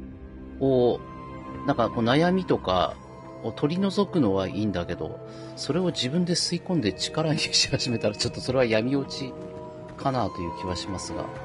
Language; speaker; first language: Japanese; native; Japanese